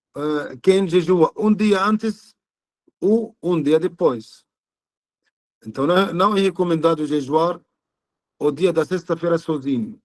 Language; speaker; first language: Portuguese; non-native, learner; Arabic